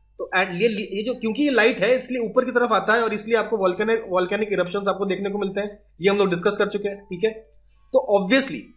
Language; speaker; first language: Hindi; native; Hindi